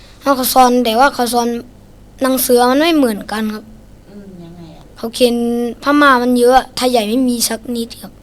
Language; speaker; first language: Thai; non-native, learner; Shan